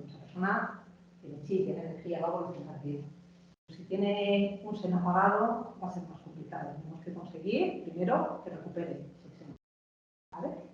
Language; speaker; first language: Spanish; native; Spanish